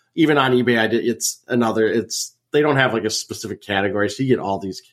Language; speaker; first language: English; native; English